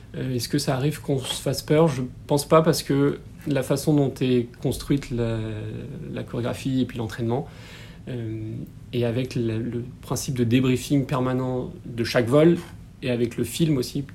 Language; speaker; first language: French; native; French